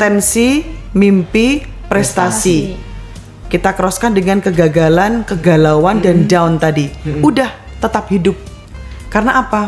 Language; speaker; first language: Indonesian; native; Indonesian